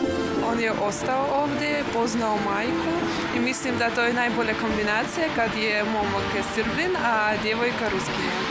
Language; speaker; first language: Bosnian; early bilingual, heritage; Russian